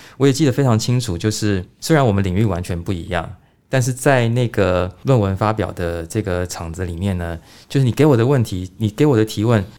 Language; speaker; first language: Chinese; native; Chinese